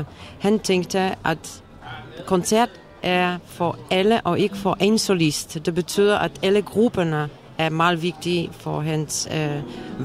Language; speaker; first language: Danish; non-native, fluent; Polish